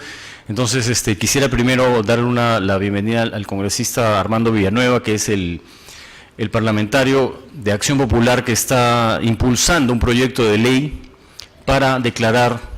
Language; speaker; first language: Spanish; native; Spanish